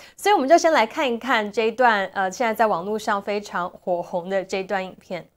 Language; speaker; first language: Chinese; native; Chinese